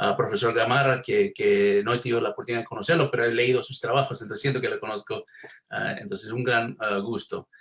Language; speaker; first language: Spanish; early bilingual, heritage; Spanish